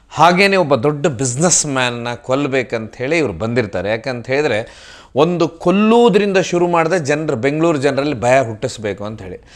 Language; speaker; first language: Kannada; non-native, local second language; Tulu